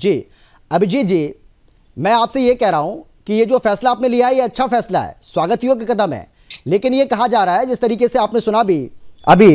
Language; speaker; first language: Hindi; native; Hindi